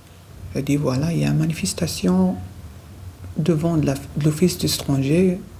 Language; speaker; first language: French; non-native, learner; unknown